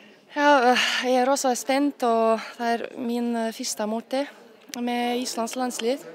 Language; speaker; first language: Icelandic; non-native, learner; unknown